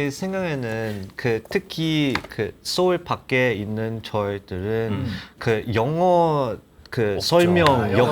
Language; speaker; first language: Korean; non-native, learner; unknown